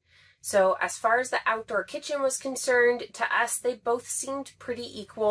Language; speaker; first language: English; native; English